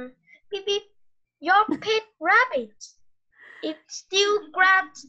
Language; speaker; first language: English; non-native, learner; Vietnamese